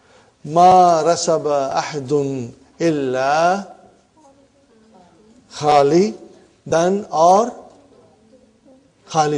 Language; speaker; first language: Arabic; non-native, fluent; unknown